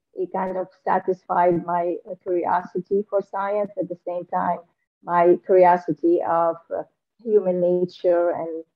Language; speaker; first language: English; non-native, fluent; Arabic